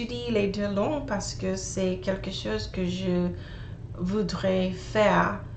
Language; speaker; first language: French; non-native, learner; English